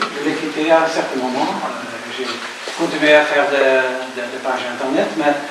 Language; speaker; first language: French; non-native, fluent; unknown